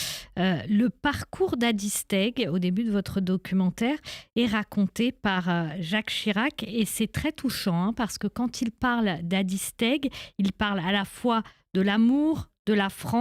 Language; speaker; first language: French; native; French